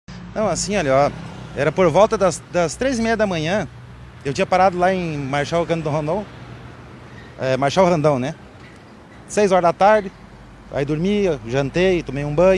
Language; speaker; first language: Portuguese; native; Portuguese